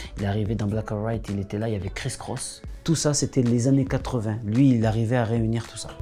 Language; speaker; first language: French; native; French